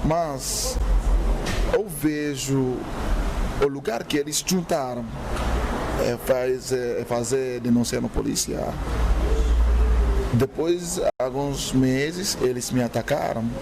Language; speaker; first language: Portuguese; non-native, learner; Igbo